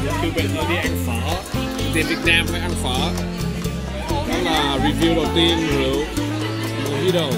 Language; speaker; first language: Vietnamese; early bilingual, heritage; Vietnamese